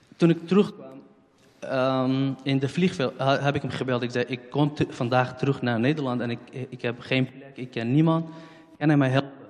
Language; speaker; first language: Dutch; non-native, fluent; Central Kurdish